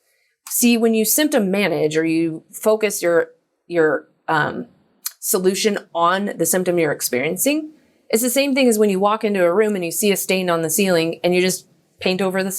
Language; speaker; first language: English; native; English